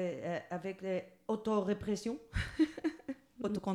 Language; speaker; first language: French; non-native, learner; Spanish